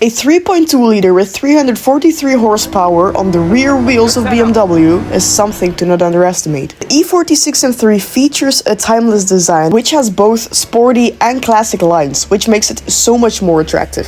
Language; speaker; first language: English; non-native, fluent; Dutch